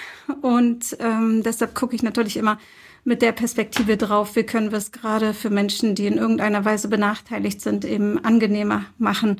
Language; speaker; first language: German; early bilingual, other home language; Turkish